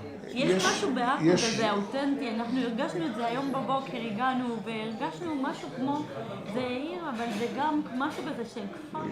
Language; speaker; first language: Hebrew; non-native, fluent; Spanish